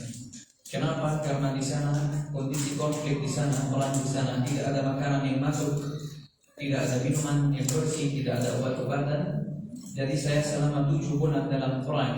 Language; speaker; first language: Indonesian; non-native, fluent; Arabic